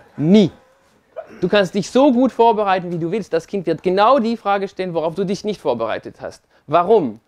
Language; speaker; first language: German; non-native, fluent; French